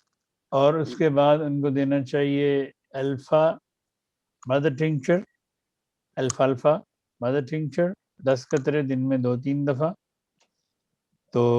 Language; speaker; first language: Urdu; native; Urdu